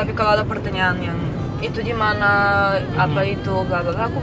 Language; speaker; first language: Indonesian; non-native, fluent; Bulgarian